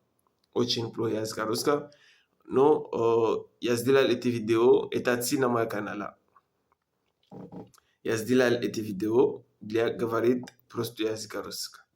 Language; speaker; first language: Russian; non-native, learner; French